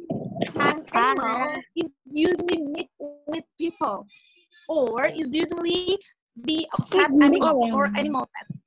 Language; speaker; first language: English; non-native, fluent; Indonesian